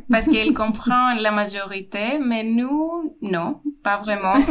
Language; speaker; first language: French; non-native, fluent; Greek